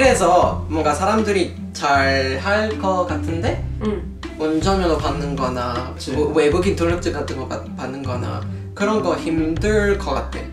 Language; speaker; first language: Korean; non-native, fluent; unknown